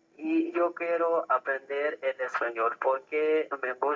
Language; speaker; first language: Spanish; non-native, learner; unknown